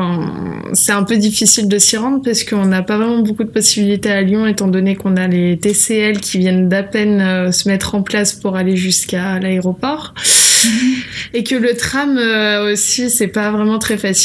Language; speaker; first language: French; native; French